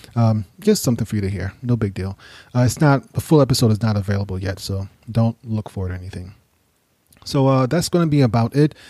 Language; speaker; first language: English; native; English